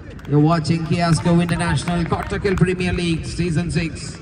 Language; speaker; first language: English; non-native, local second language; Malayalam